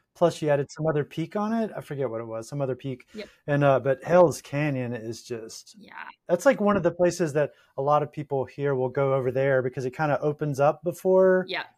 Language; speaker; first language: English; native; English